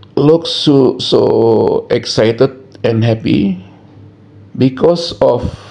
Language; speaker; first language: English; non-native, learner; Indonesian